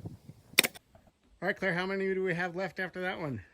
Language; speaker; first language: English; native; English